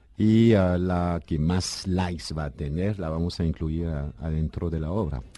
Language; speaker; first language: Spanish; non-native, fluent; French